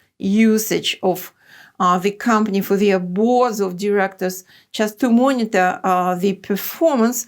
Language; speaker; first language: English; non-native, fluent; Russian